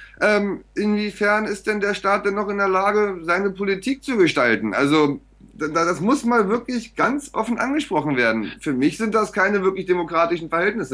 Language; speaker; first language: German; native; German